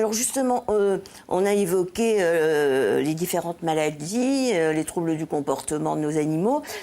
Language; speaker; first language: French; native; French